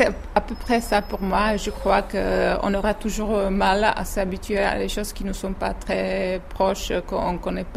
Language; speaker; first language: French; non-native, fluent; Czech